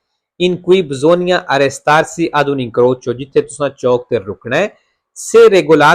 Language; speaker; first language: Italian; non-native, fluent; Punjabi